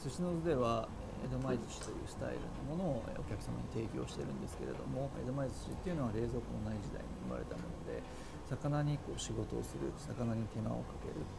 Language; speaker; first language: Japanese; native; Japanese